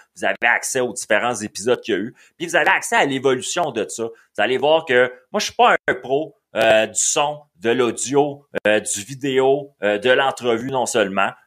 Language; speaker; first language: French; native; French